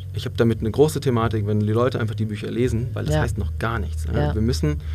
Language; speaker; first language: German; native; German